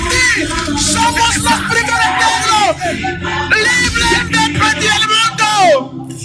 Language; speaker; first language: Spanish; non-native, learner; Haitian Creole